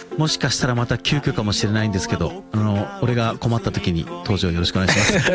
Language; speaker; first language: Japanese; native; Japanese